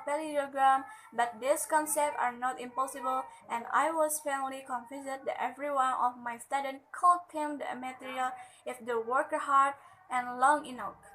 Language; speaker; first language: English; non-native, learner; Indonesian